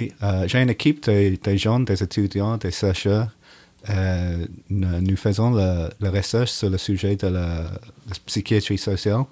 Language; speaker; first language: French; non-native, learner; English